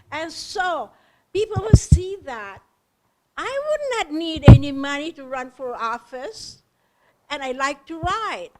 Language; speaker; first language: English; non-native, local second language; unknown